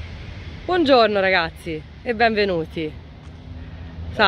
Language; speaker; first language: Italian; native; Italian